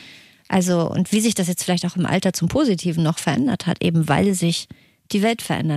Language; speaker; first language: German; native; German